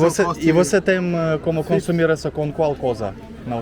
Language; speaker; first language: Portuguese; non-native, learner; Russian